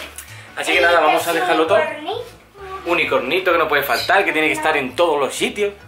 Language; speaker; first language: Spanish; native; Spanish